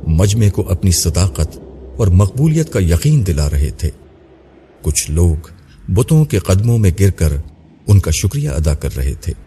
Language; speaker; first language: Urdu; native; Urdu